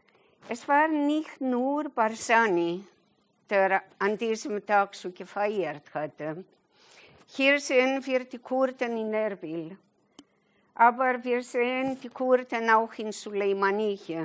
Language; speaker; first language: German; non-native, fluent; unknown